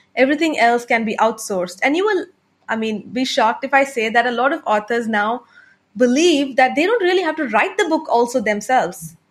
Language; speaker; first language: English; non-native, local second language; Tamil